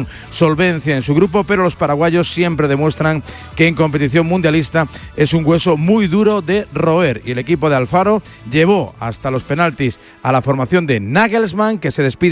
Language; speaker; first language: Spanish; native; Spanish